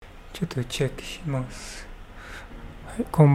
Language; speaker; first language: Japanese; non-native, learner; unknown